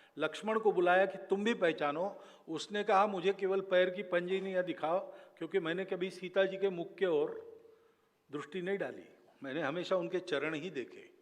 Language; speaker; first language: Hindi; non-native, local second language; Marathi